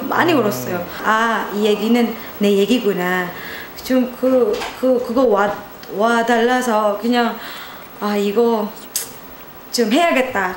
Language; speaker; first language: Korean; non-native, fluent; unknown